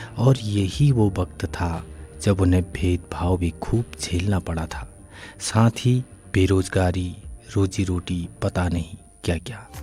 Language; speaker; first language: Hindi; native; Hindi